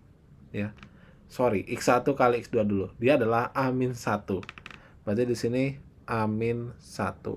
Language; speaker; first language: Indonesian; native; Indonesian